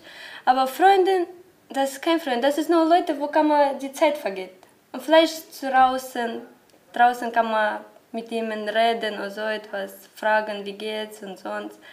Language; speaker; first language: German; non-native, learner; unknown